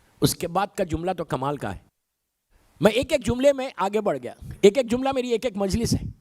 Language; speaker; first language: Urdu; native; Urdu